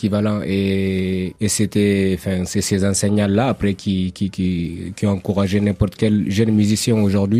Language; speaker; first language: French; non-native, local second language; Tamasheq